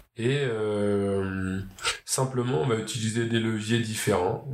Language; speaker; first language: French; native; French